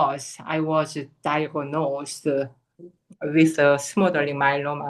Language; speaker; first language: English; non-native, fluent; Korean